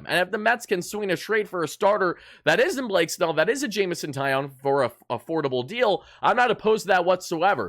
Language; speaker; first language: English; native; English